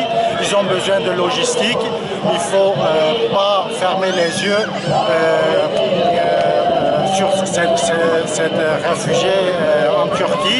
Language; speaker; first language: French; non-native, learner; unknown